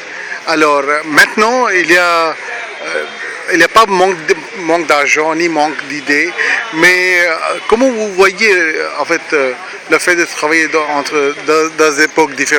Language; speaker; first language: French; non-native, fluent; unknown